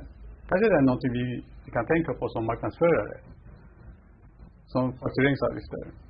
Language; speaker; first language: Swedish; non-native, fluent; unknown